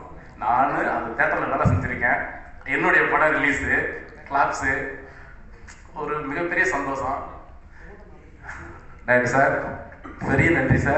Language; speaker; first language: Tamil; native; Tamil